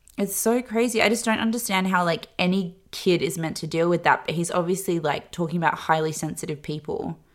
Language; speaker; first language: English; native; English